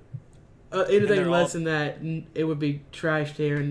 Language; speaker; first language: English; native; English